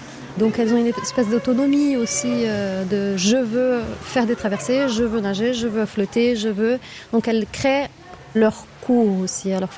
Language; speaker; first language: French; non-native, fluent; Portuguese